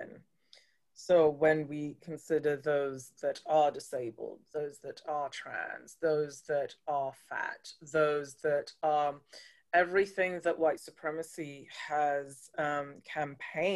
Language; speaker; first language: English; non-native, local second language; Yoruba